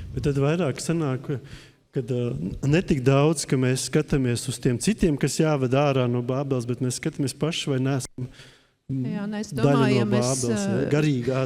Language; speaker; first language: Latvian; native; Latvian